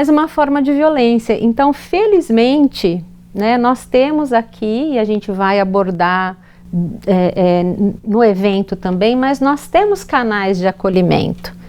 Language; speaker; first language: Portuguese; native; Portuguese